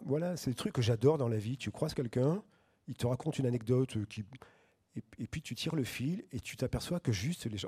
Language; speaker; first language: French; native; French